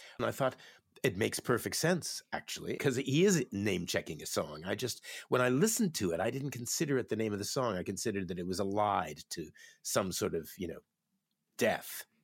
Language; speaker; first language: English; native; English